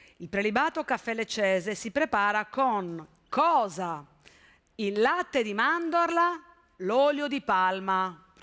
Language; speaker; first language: Italian; native; Italian